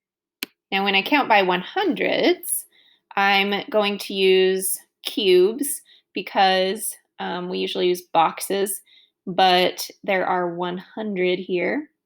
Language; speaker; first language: English; native; English